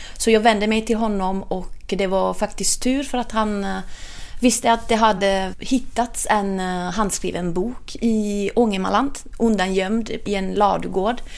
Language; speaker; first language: Swedish; non-native, fluent; Italian